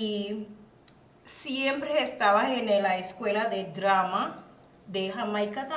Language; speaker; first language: Spanish; non-native, learner; English